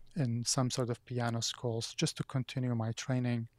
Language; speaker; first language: English; non-native, fluent; Arabic